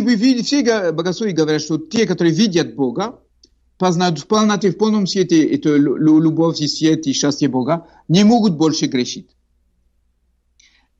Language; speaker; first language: Russian; non-native, fluent; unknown